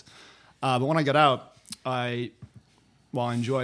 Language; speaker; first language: English; native; English